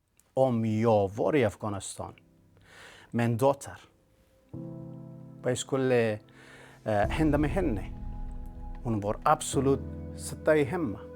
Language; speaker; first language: Swedish; non-native, learner; Persian